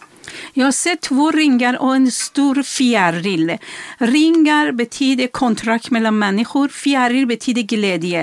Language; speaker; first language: Swedish; non-native, fluent; Persian